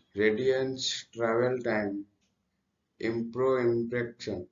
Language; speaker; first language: English; non-native, local second language; Gujarati